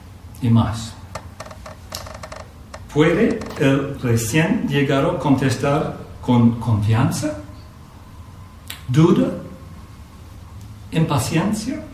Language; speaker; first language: Spanish; non-native, fluent; English